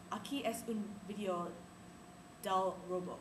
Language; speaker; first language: Spanish; non-native, learner; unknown